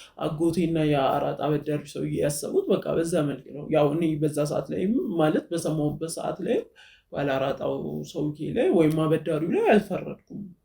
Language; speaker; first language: Amharic; native; Amharic